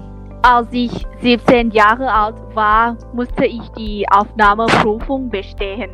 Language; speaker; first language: German; non-native, learner; Thai